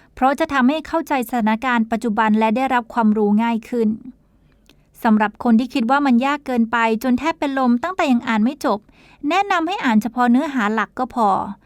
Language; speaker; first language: Thai; native; Thai